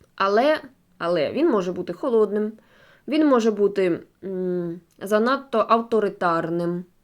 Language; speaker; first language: Ukrainian; non-native, local second language; Russian